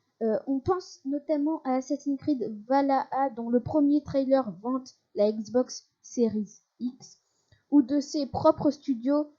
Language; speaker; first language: French; native; French